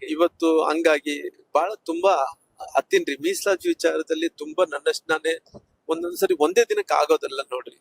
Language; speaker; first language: Kannada; native; Kannada